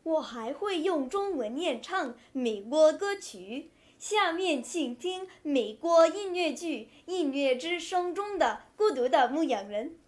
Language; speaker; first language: Chinese; non-native, fluent; English